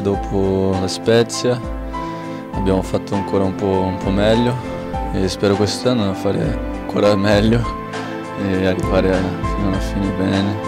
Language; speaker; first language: Italian; non-native, fluent; Portuguese